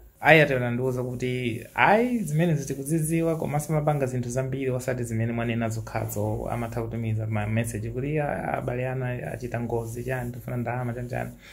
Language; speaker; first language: Nyanja; native; Nyanja